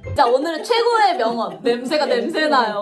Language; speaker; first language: Korean; native; Korean